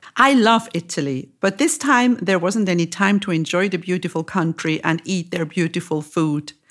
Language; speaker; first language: English; non-native, fluent; German